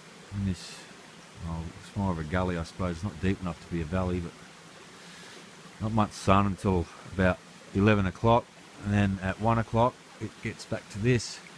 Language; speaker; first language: English; native; English